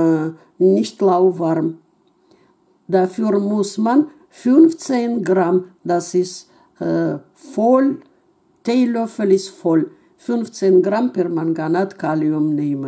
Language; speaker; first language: German; non-native, fluent; Russian